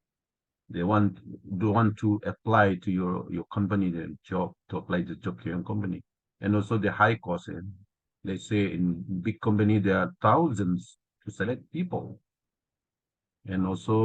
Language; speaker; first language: English; non-native, learner; Indonesian